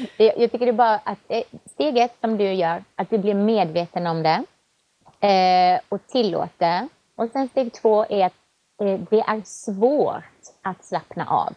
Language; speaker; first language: Swedish; native; Swedish